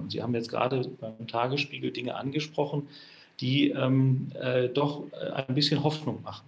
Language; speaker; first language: German; native; German